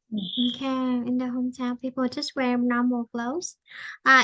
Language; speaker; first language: English; non-native, fluent; Vietnamese